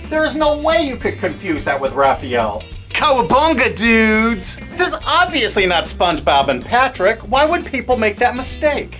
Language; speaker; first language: English; native; English